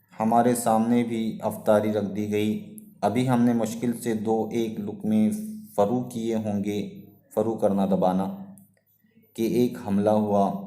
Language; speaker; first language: Urdu; native; Urdu